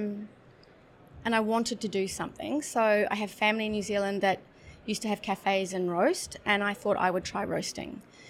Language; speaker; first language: English; native; English